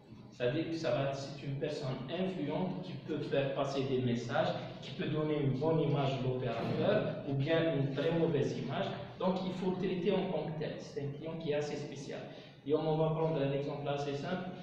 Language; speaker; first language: French; non-native, local second language; Arabic